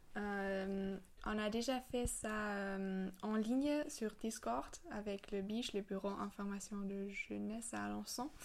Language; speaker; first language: French; non-native, fluent; German